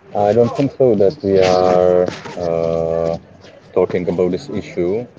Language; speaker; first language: English; non-native, fluent; Czech